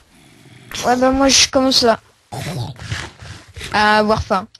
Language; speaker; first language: French; native; French